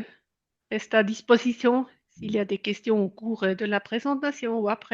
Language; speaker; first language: French; non-native, local second language; German